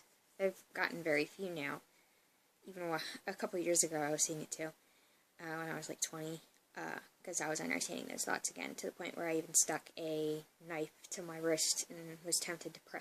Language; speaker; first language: English; native; English